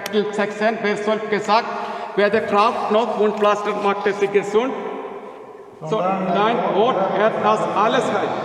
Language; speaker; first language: German; non-native, learner; Malayalam